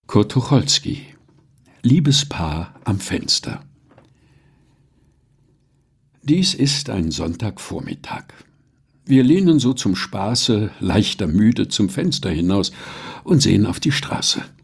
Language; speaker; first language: German; native; German